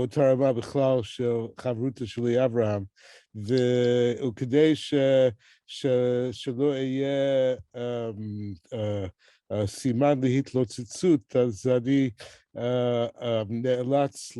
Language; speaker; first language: Hebrew; non-native, fluent; English